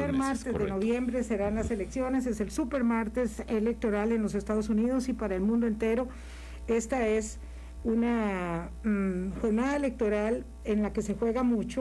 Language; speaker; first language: Spanish; native; Spanish